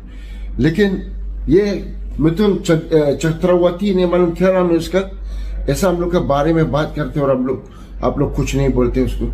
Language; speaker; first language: Hindi; non-native, learner; Arabic